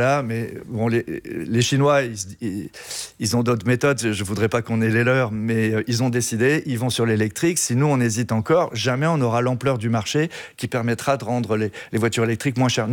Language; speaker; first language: French; native; French